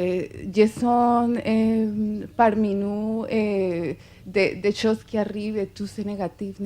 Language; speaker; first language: French; non-native, fluent; Spanish